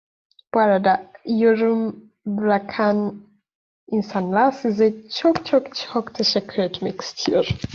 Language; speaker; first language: Turkish; non-native, fluent; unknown